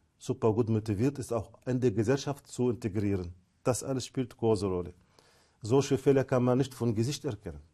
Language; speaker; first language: German; non-native, fluent; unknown